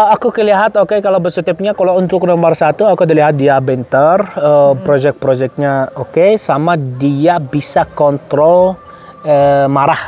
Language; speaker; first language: Indonesian; non-native, fluent; Arabic